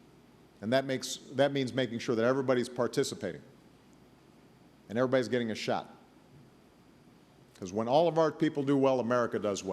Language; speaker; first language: English; native; English